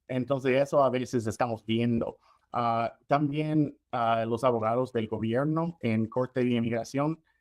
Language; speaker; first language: Spanish; non-native, fluent; English